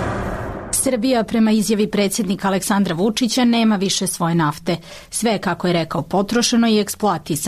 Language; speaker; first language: Serbian; native; Serbian